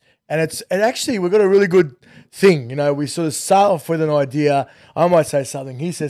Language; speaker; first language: English; native; English